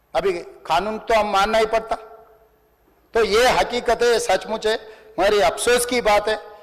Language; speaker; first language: Hindi; non-native, local second language; Telugu